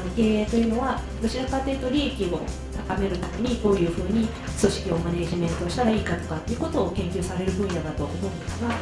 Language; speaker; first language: Japanese; native; Japanese